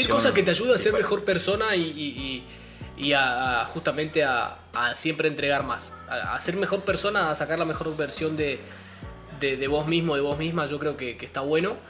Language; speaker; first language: Spanish; native; Spanish